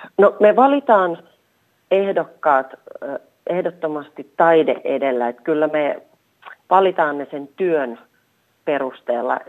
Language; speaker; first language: Finnish; native; Finnish